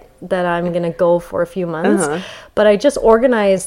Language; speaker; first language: English; non-native, fluent; German